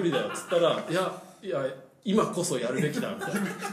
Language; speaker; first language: Japanese; native; Japanese